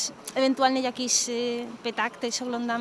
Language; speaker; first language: Polish; non-native, learner; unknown